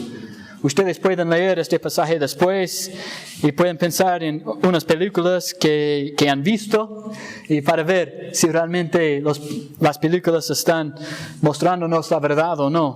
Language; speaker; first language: Spanish; non-native, fluent; English